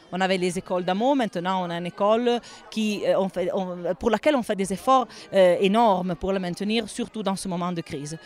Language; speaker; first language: French; non-native, local second language; Italian